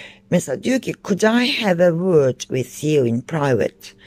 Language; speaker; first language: English; non-native, fluent; Turkish